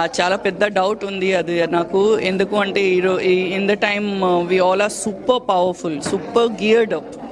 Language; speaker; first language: Telugu; non-native, learner; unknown